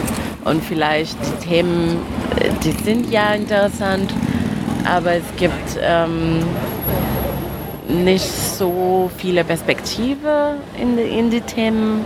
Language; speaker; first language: German; non-native, fluent; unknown